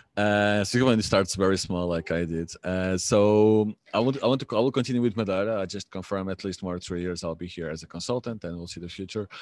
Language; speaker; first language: English; non-native, fluent; Portuguese